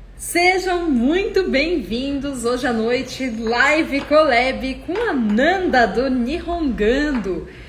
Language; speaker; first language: Portuguese; native; Portuguese